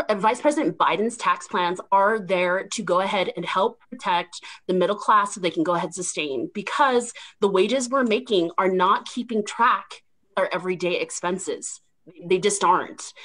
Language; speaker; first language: English; native; English